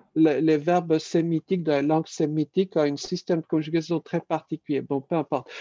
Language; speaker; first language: French; native; French